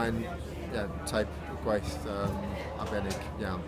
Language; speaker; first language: Welsh; non-native, learner; English